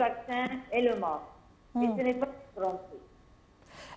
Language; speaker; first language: French; non-native, fluent; Arabic